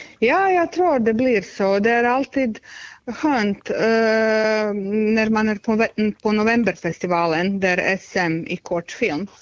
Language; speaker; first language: Swedish; non-native, fluent; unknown